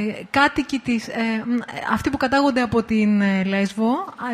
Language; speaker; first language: Greek; native; Greek